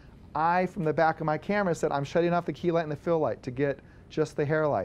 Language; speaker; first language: English; native; English